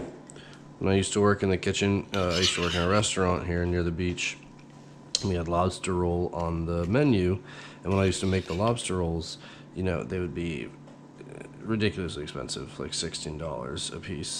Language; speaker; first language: English; native; English